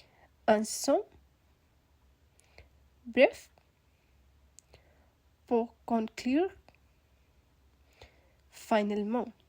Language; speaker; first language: French; non-native, learner; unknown